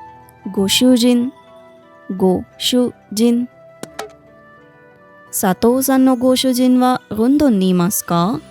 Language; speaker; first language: Japanese; non-native, fluent; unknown